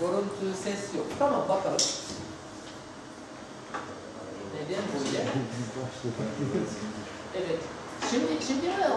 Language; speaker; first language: Turkish; non-native, learner; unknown